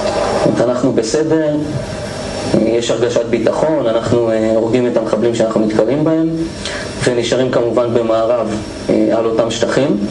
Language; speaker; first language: Hebrew; native; Hebrew